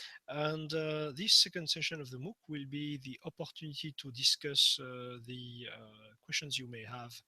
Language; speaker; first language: English; non-native, fluent; French